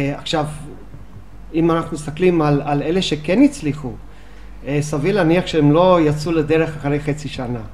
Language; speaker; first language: Hebrew; non-native, fluent; English